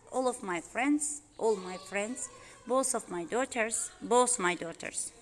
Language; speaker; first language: English; non-native, fluent; Azerbaijani